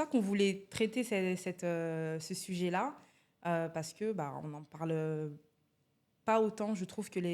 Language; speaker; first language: French; native; French